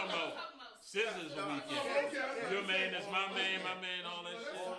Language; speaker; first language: English; native; English